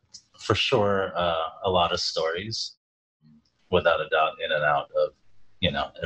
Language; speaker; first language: English; early bilingual, other home language; Jamaican Creole English